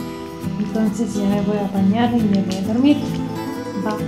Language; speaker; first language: Spanish; non-native, fluent; Japanese